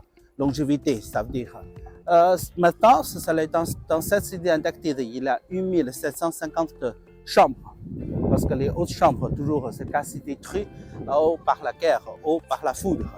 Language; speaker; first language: French; non-native, learner; Chinese